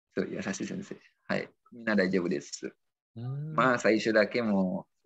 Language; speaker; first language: Japanese; non-native, fluent; Indonesian